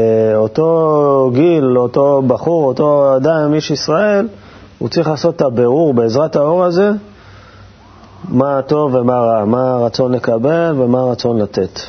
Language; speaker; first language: Hebrew; native; Hebrew